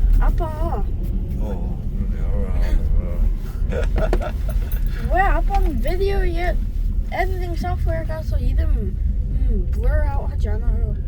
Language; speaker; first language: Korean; early bilingual, heritage; English